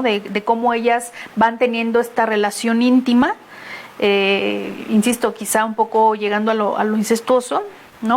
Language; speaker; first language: Spanish; native; Spanish